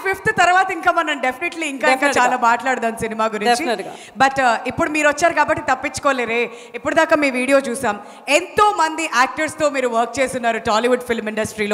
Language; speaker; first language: Telugu; native; Telugu